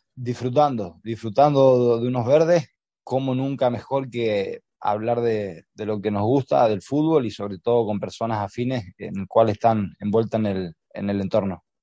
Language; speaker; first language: Spanish; native; Spanish